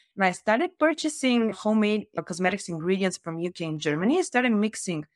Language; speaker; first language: English; non-native, fluent; Bulgarian